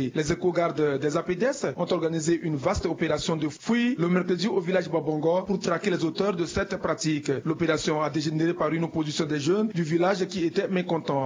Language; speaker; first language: French; non-native, local second language; Sango